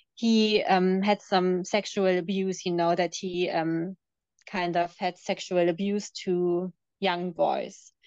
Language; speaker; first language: English; non-native, fluent; German